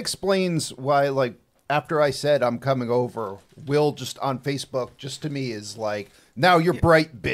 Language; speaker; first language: English; native; English